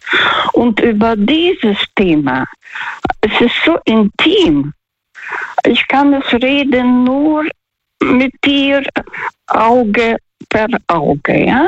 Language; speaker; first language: German; non-native, fluent; Russian